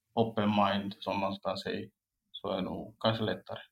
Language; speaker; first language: Swedish; non-native, fluent; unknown